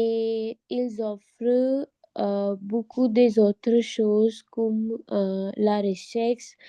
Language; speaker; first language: French; non-native, learner; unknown